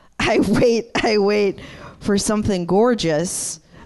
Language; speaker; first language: English; early bilingual, other home language; Russian